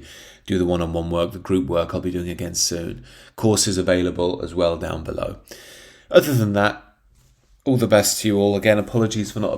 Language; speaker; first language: English; native; English